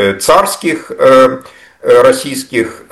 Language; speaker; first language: Ukrainian; non-native, fluent; German